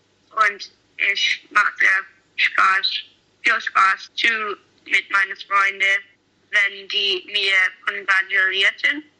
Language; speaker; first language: German; non-native, learner; English